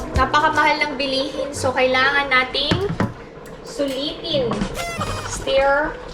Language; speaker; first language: Filipino; native; Filipino